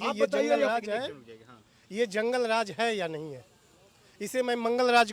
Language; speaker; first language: Hindi; native; Hindi